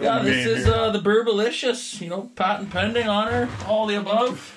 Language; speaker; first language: English; native; English